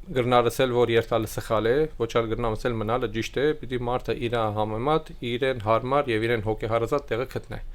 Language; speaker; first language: Armenian; early bilingual, heritage; Armenian